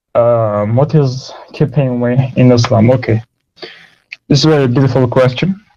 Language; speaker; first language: English; non-native, learner; Turkish